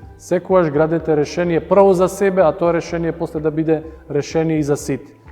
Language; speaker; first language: Macedonian; early bilingual, heritage; Macedonian